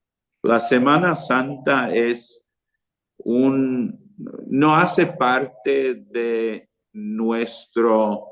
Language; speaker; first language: Spanish; non-native, fluent; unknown